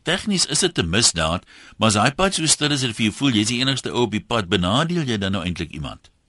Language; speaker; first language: Afrikaans; native; Afrikaans